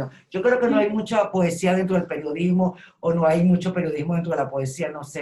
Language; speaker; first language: Spanish; native; Spanish